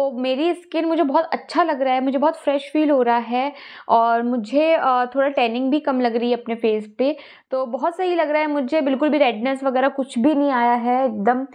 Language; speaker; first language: Hindi; native; Hindi